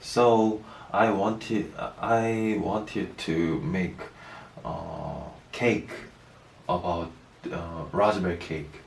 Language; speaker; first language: English; non-native, learner; Korean